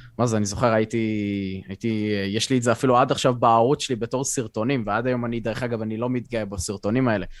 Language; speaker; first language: Hebrew; native; Hebrew